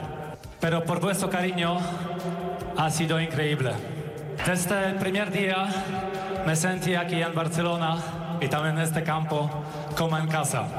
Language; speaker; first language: Spanish; non-native, fluent; Polish